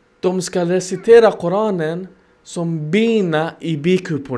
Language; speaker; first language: Swedish; non-native, fluent; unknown